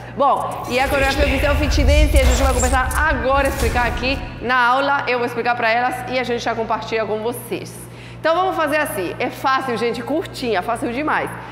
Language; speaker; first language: Portuguese; non-native, fluent; Spanish